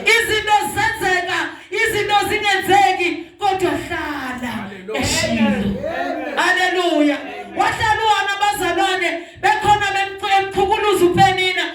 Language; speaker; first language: Zulu; non-native, local second language; Xhosa